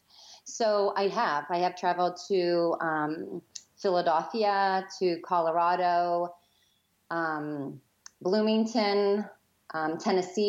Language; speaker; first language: English; native; English